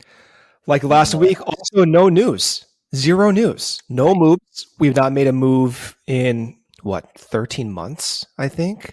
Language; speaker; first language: English; native; English